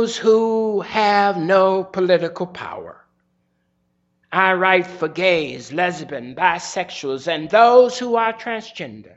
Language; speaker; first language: English; native; English